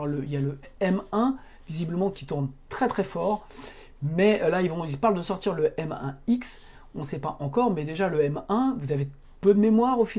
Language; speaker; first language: French; native; French